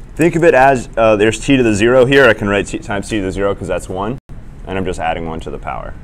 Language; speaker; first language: English; native; English